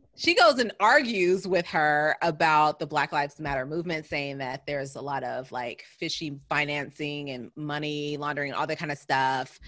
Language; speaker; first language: English; native; English